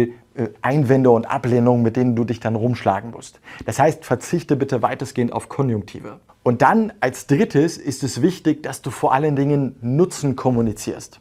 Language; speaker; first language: German; native; German